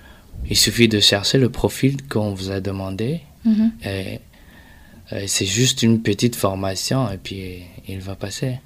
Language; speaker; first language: French; non-native, local second language; Rundi